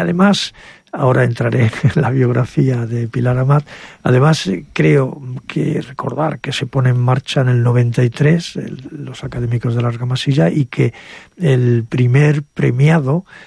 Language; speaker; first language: Spanish; native; Spanish